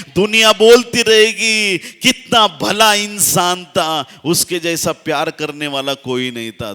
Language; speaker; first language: Hindi; non-native, local second language; Marathi